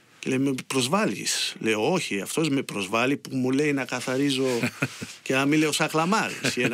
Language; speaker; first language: Greek; early bilingual, heritage; Greek